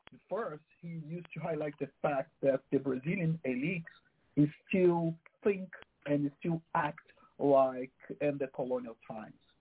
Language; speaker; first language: English; non-native, fluent; Portuguese